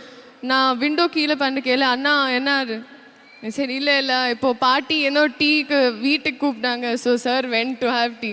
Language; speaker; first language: Tamil; non-native, learner; Telugu